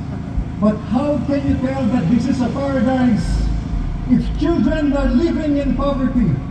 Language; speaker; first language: English; non-native, local second language; Filipino